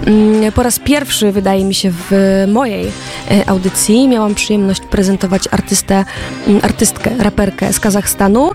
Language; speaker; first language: Polish; native; Polish